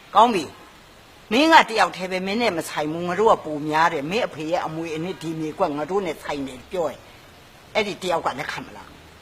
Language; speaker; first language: Burmese; non-native, local second language; Kachin